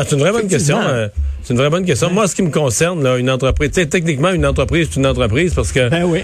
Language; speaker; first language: French; native; French